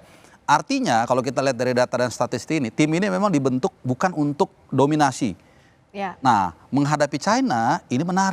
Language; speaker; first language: Indonesian; native; Indonesian